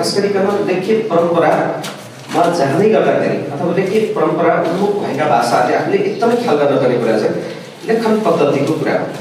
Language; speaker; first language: Nepali; non-native, local second language; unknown